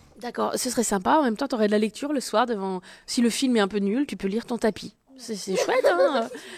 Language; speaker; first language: French; native; French